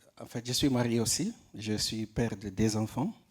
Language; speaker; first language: French; non-native, learner; Portuguese